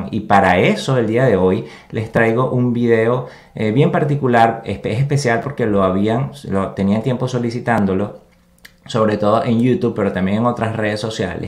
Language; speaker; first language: Spanish; native; Spanish